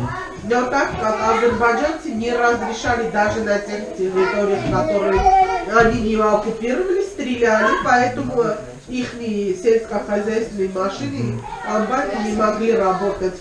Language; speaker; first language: Russian; non-native, fluent; Armenian